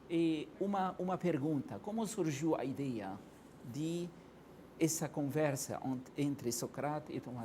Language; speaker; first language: Portuguese; non-native, fluent; Arabic